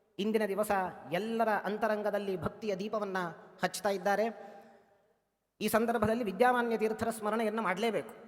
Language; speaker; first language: Kannada; non-native, local second language; Konkani